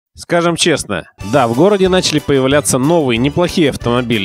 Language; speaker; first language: Russian; native; Russian